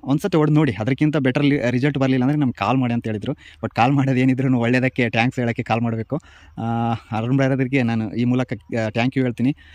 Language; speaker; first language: Kannada; native; Kannada